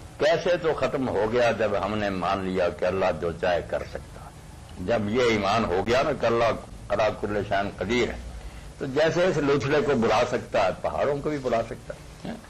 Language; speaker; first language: Urdu; non-native, local second language; Punjabi